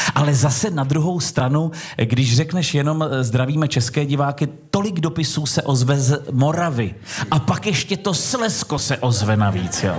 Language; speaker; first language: Czech; native; Czech